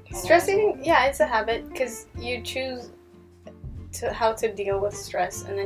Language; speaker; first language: English; early bilingual, other home language; Hebrew